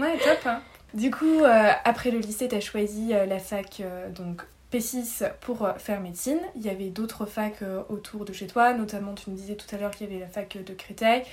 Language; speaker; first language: French; native; French